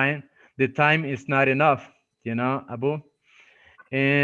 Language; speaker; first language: English; non-native, fluent; Spanish